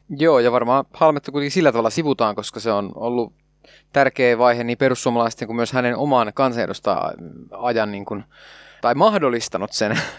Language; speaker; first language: Finnish; native; Finnish